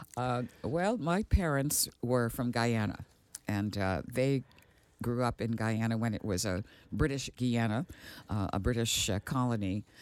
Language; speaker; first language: English; early bilingual, other home language; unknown